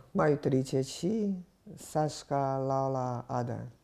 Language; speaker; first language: Slovak; non-native, learner; Chinese